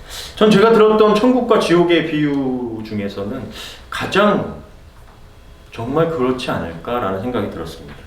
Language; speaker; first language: Korean; native; Korean